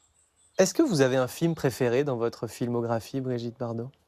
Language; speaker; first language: French; native; French